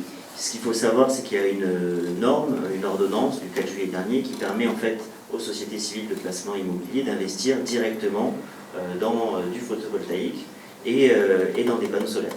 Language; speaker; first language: French; native; French